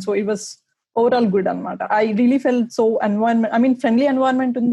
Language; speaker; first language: Telugu; early bilingual, heritage; Telugu